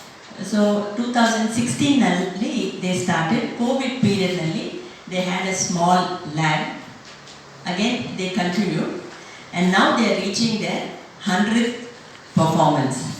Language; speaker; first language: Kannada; non-native, local second language; Telugu